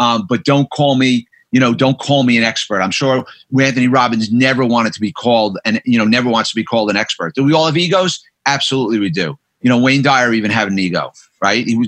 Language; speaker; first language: English; native; English